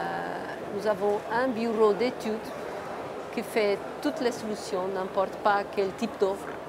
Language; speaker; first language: French; non-native, fluent; Portuguese